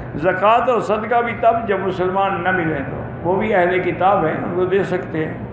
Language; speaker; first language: Urdu; native; Urdu